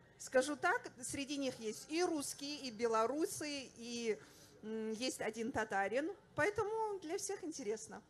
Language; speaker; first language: Russian; non-native, local second language; Avaric